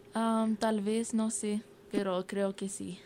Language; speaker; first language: Spanish; early bilingual, heritage; Spanish